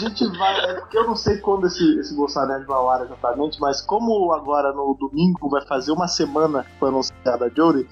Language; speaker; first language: Portuguese; native; Portuguese